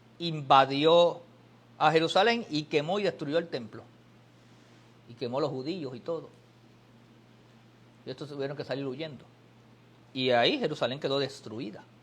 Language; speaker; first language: Spanish; native; Spanish